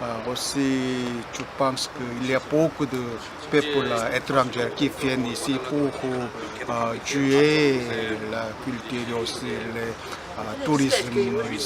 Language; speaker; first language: French; non-native, learner; Korean